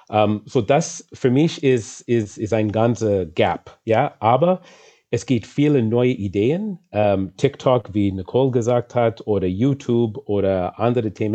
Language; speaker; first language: German; non-native, fluent; English